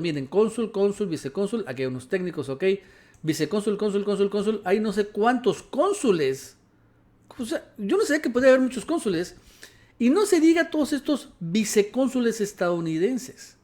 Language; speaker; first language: Spanish; native; Spanish